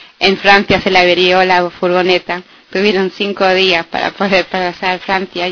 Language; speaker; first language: Spanish; early bilingual, heritage; Spanish